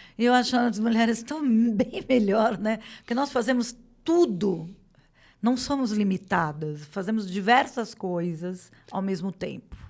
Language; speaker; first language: Portuguese; native; Portuguese